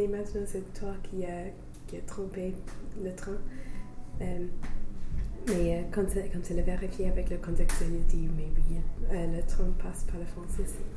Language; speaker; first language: French; non-native, learner; English